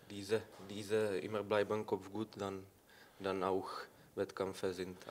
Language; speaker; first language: German; non-native, learner; Czech